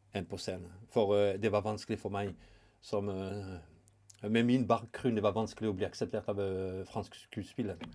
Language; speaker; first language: Norwegian; non-native, fluent; French